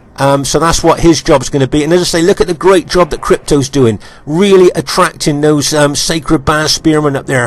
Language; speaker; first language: English; native; English